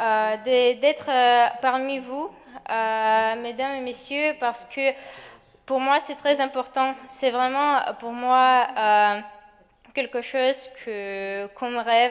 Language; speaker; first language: French; non-native, fluent; Ukrainian